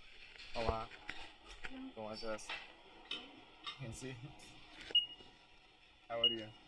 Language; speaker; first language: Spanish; non-native, learner; Bulgarian